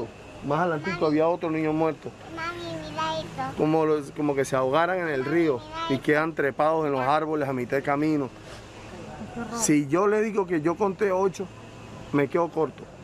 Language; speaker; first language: Spanish; native; Spanish